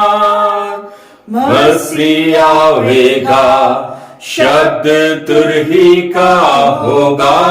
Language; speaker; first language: Hindi; native; Hindi